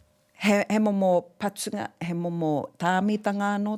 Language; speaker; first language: Māori; non-native, local second language; English